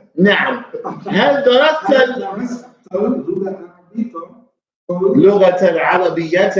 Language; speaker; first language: Arabic; non-native, fluent; English